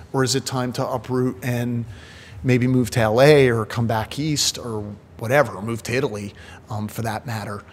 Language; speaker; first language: English; native; English